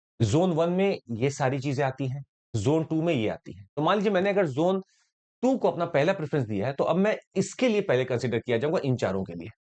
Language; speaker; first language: Hindi; native; Hindi